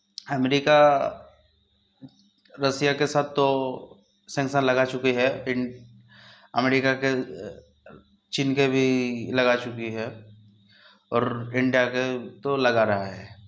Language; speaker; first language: Hindi; non-native, local second language; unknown